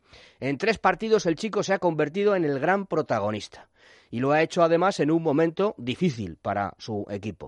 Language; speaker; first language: Spanish; native; Spanish